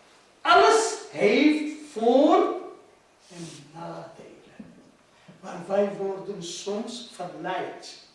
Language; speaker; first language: Dutch; non-native, fluent; Urdu